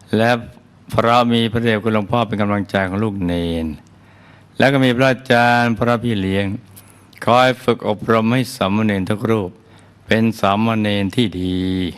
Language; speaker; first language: Thai; native; Thai